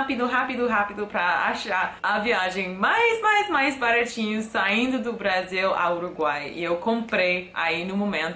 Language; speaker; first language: Portuguese; non-native, fluent; English